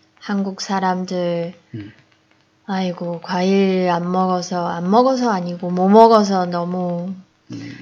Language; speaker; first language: Korean; non-native, fluent; Chinese